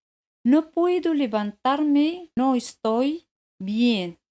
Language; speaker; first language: Spanish; non-native, fluent; French